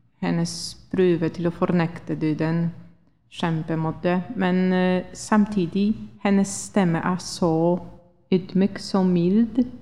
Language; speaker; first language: Norwegian; non-native, fluent; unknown